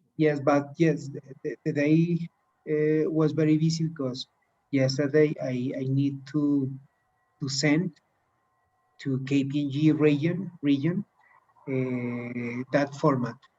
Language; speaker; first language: English; non-native, learner; Spanish